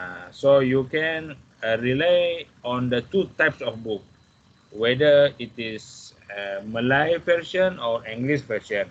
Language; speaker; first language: English; non-native, fluent; Malay